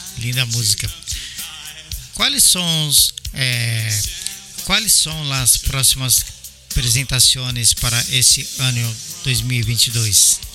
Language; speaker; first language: Spanish; non-native, learner; Portuguese